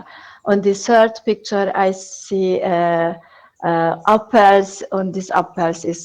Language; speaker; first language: English; non-native, learner; Hungarian